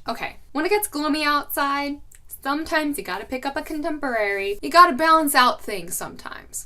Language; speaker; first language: English; native; English